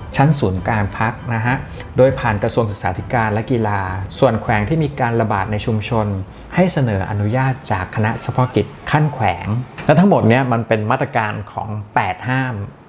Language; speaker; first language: Thai; native; Thai